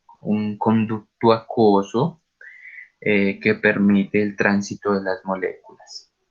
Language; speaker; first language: Spanish; native; Spanish